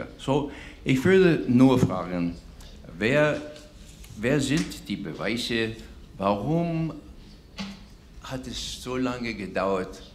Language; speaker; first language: German; non-native, fluent; English